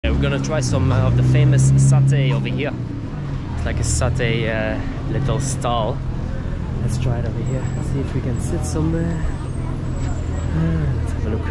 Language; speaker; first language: English; non-native, fluent; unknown